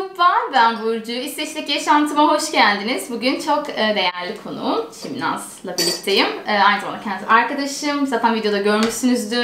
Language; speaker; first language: Turkish; native; Turkish